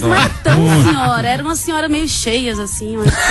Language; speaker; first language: Portuguese; native; Portuguese